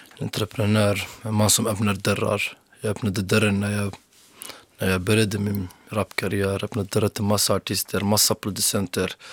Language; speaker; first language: Swedish; early bilingual, other home language; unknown